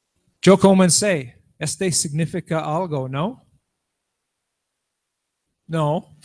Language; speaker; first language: Spanish; non-native, learner; English